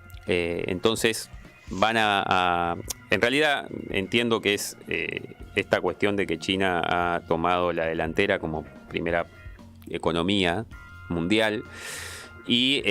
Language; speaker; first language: Spanish; native; Spanish